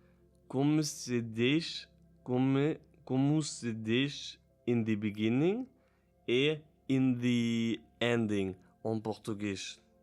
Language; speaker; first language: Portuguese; non-native, learner; German